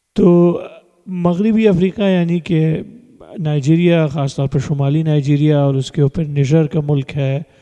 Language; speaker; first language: Urdu; early bilingual, heritage; Urdu